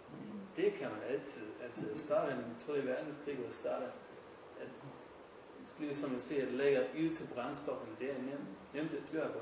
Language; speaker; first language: Danish; non-native, fluent; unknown